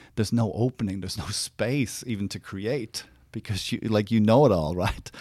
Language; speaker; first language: English; native; English